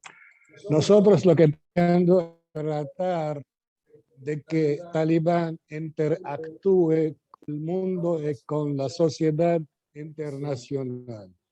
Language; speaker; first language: Spanish; non-native, fluent; Arabic